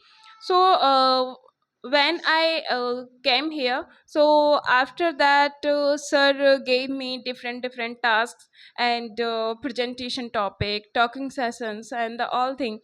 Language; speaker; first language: English; non-native, local second language; Hindi